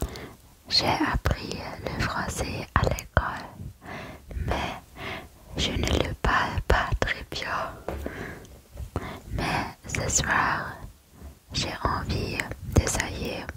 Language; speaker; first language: French; non-native, learner; German